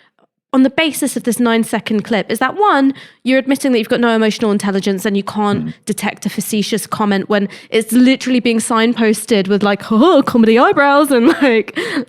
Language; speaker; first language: English; native; English